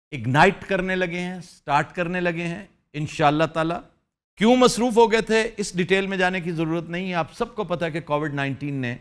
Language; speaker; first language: Urdu; native; Urdu